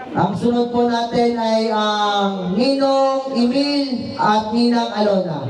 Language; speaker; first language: Filipino; native; Filipino